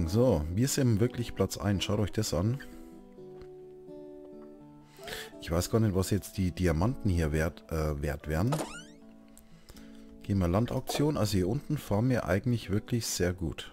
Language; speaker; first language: German; native; German